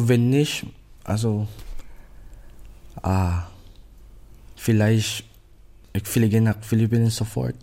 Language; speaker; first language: German; non-native, learner; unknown